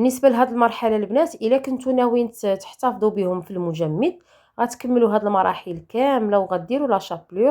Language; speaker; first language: Arabic; native; Arabic